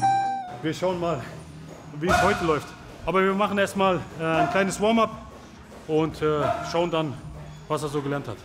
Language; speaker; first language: German; native; German